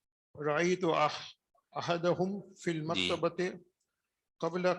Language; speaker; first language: Arabic; non-native, learner; Urdu